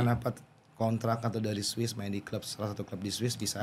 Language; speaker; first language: Indonesian; native; Indonesian